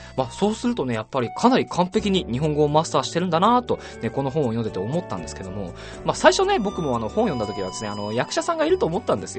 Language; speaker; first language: Japanese; native; Japanese